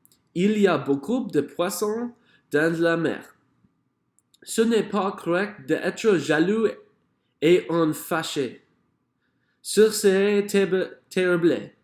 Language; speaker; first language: French; non-native, learner; English